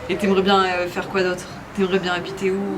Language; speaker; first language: French; native; French